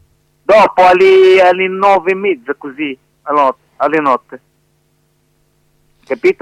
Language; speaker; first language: Italian; non-native, learner; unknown